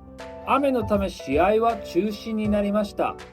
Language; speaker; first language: Japanese; non-native, fluent; Korean